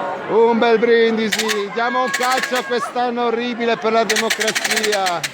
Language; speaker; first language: Italian; native; Italian